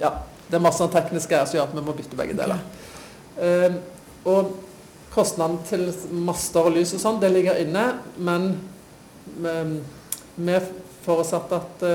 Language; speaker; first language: Norwegian; native; Norwegian